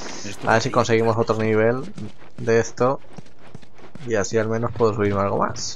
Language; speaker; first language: Spanish; native; Spanish